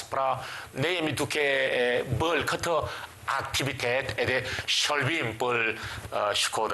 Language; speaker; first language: Albanian; non-native, learner; Korean